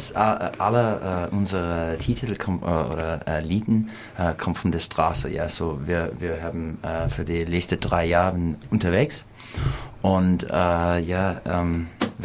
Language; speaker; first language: German; non-native, learner; English